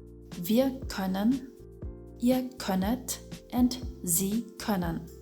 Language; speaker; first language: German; non-native, fluent; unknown